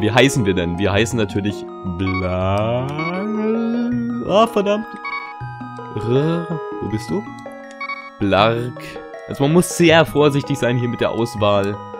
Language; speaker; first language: German; native; German